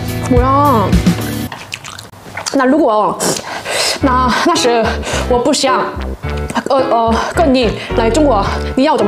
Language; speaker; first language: Chinese; non-native, learner; Korean